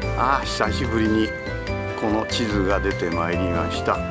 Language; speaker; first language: Japanese; native; Japanese